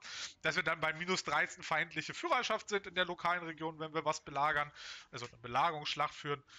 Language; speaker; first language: German; native; German